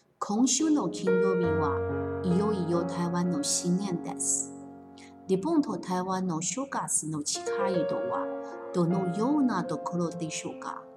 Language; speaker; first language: Japanese; non-native, fluent; Chinese